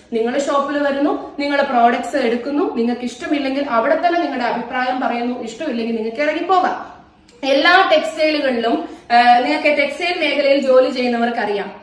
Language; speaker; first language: Malayalam; native; Malayalam